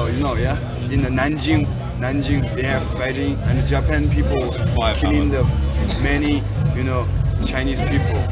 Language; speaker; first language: English; non-native, learner; Tibetan